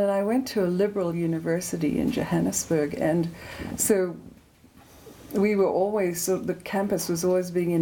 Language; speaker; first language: English; native; English